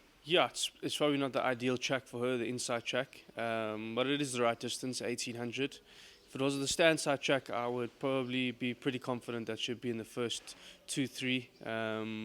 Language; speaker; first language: English; native; English